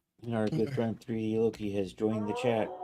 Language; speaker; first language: English; native; English